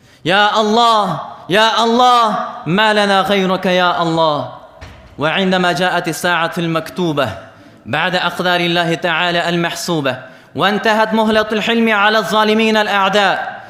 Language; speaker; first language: Arabic; non-native, fluent; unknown